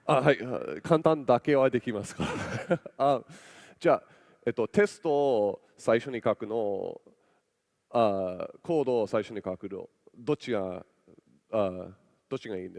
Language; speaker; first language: Japanese; non-native, local second language; English